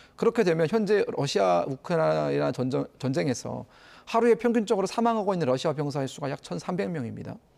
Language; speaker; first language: Korean; native; Korean